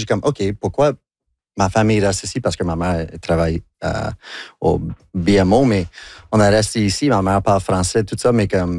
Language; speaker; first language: French; non-native, local second language; English